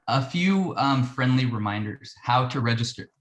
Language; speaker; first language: English; native; English